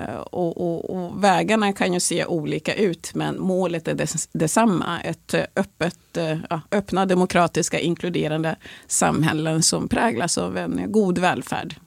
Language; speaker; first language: Swedish; early bilingual, other home language; Swahili